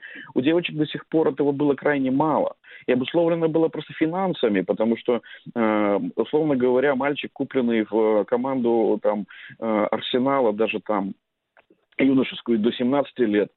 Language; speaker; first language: Russian; native; Russian